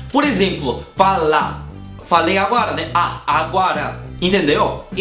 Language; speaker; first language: Portuguese; non-native, fluent; Korean